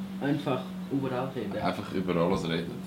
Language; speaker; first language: German; non-native, fluent; Portuguese